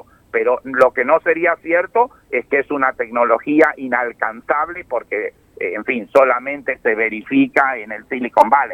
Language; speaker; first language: Spanish; native; Spanish